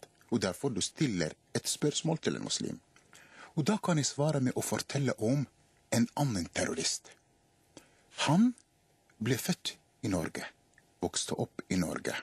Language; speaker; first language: Norwegian; non-native, fluent; Arabic